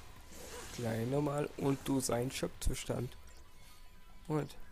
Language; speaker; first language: German; native; German